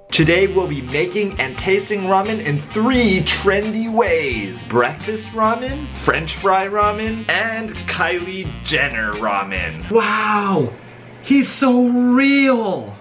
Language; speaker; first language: English; native; English